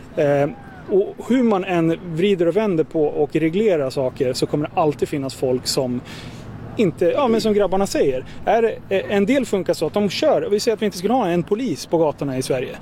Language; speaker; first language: Swedish; native; Swedish